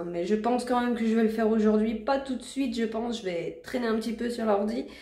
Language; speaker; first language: French; native; French